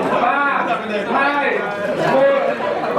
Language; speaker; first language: Vietnamese; native; Vietnamese